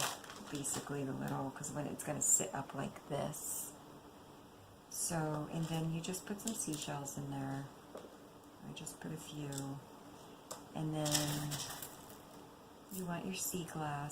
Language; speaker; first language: English; native; English